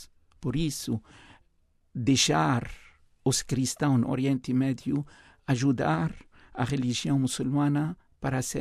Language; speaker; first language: Portuguese; non-native, fluent; Arabic